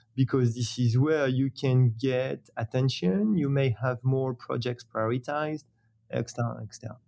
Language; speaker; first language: English; non-native, fluent; French